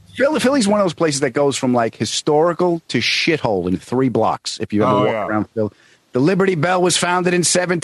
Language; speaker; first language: English; native; English